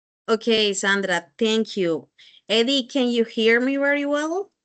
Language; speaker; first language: English; non-native, learner; Spanish